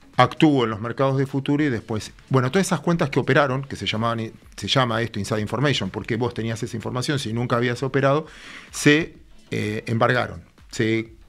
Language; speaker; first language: Spanish; native; Spanish